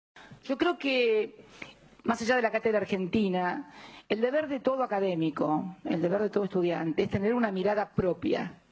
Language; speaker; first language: Spanish; native; Spanish